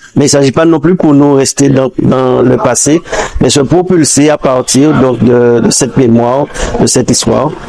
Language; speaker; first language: French; native; French